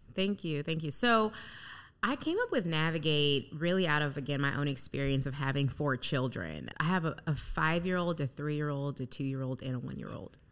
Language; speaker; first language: English; native; English